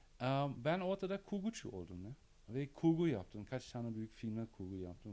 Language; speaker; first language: Turkish; non-native, learner; German